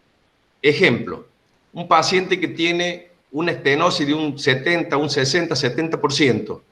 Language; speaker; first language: Spanish; native; Spanish